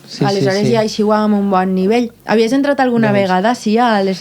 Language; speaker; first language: Catalan; native; Catalan